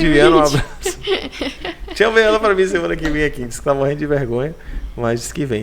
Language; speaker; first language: Portuguese; native; Portuguese